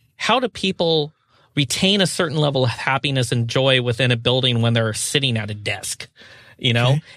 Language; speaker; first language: English; native; English